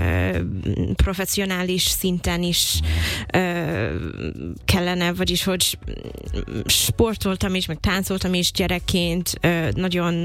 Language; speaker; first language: Hungarian; non-native, fluent; English